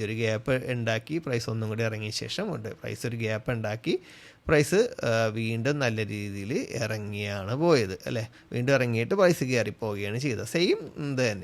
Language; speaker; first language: Malayalam; native; Malayalam